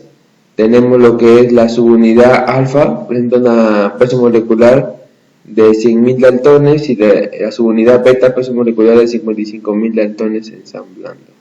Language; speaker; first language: Spanish; native; Spanish